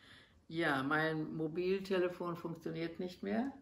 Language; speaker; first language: German; non-native, learner; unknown